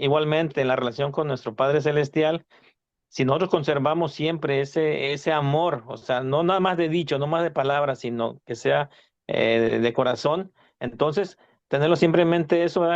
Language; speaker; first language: Spanish; native; Spanish